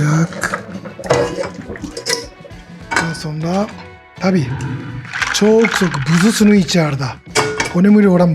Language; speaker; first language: Turkish; non-native, learner; Japanese